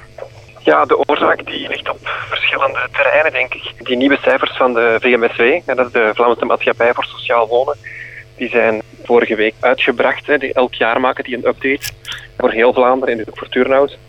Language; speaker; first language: Dutch; native; Dutch